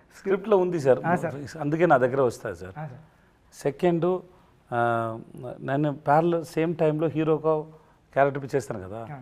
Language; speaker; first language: Telugu; non-native, learner; Tamil